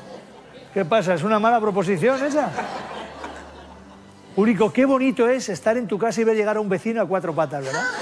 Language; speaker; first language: Spanish; native; Spanish